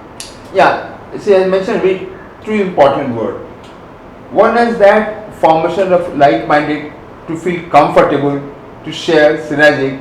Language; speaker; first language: English; non-native, local second language; Bangla